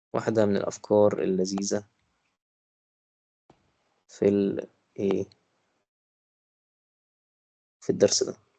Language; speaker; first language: Arabic; native; Arabic